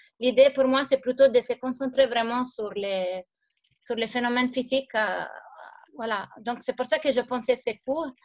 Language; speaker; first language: French; non-native, fluent; Italian